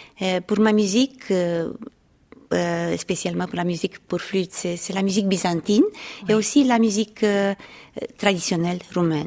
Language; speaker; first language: French; non-native, fluent; Romanian